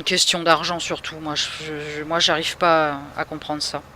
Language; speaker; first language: French; native; French